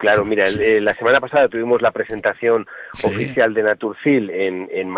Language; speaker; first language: Spanish; native; Spanish